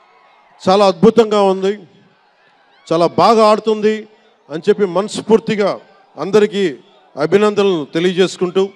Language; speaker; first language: Telugu; native; Telugu